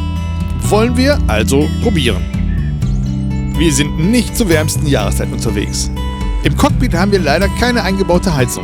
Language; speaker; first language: German; native; German